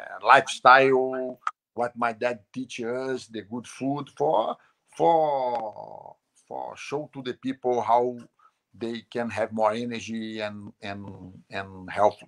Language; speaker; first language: English; non-native, learner; Portuguese